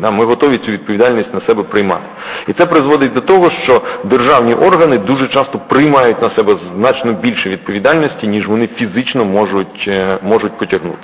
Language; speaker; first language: Ukrainian; native; Ukrainian